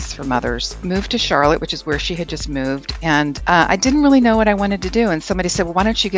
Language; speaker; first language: English; native; English